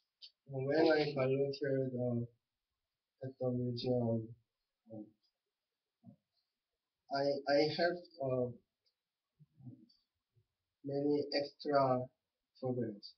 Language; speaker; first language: English; non-native, learner; Korean